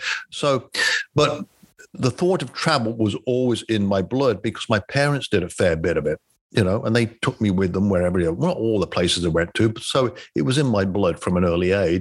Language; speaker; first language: English; native; English